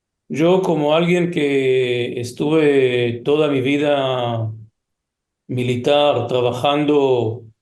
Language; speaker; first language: Spanish; early bilingual, heritage; Hebrew